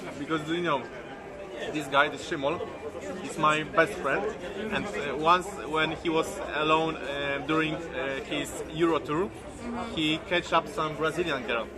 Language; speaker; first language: English; non-native, fluent; Polish